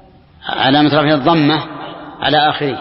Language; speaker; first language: Arabic; native; Arabic